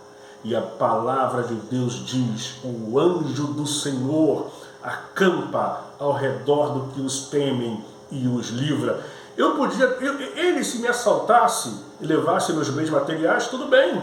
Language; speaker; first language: Portuguese; native; Portuguese